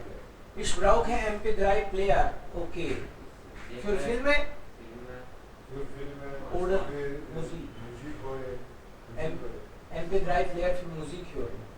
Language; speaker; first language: German; non-native, fluent; Hindi